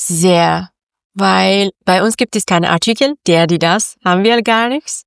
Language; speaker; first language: German; non-native, learner; Persian